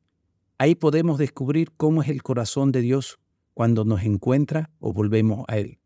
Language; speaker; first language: Spanish; native; Spanish